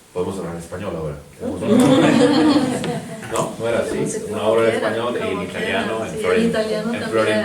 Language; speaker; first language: Spanish; non-native, fluent; Italian